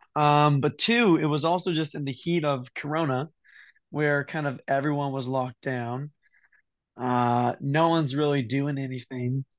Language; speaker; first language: English; native; English